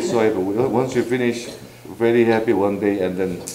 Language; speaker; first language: English; non-native, fluent; Korean